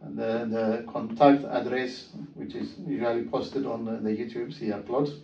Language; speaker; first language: English; non-native, fluent; Amharic